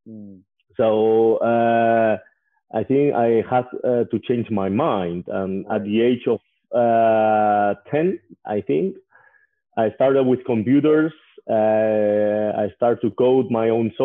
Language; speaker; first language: English; non-native, fluent; Spanish